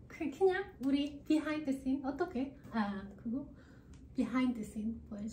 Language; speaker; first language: Korean; non-native, learner; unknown